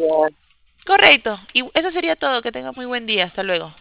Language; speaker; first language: Spanish; native; Spanish